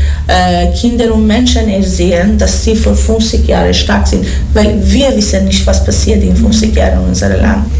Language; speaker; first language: German; non-native, learner; Persian